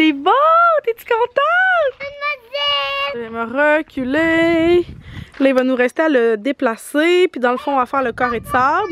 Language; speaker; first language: French; native; French